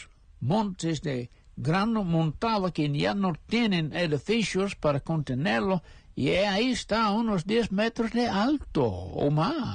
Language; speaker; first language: Spanish; non-native, fluent; English